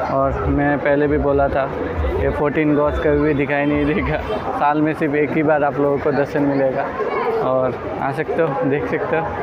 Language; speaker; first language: Hindi; non-native, local second language; Bangla